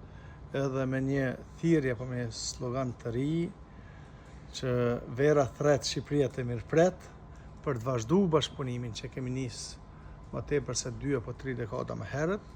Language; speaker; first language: Albanian; native; Albanian